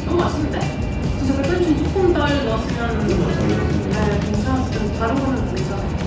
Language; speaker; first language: Korean; non-native, learner; Italian